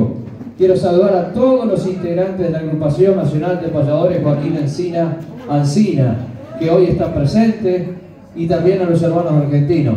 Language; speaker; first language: Spanish; native; Spanish